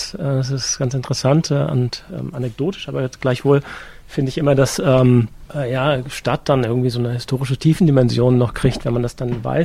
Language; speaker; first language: German; native; German